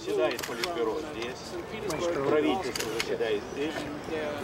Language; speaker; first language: Russian; native; Russian